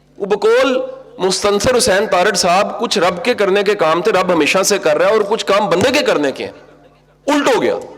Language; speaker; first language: Urdu; non-native, local second language; Punjabi